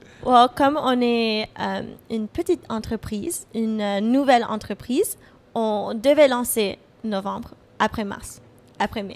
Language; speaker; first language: French; non-native, fluent; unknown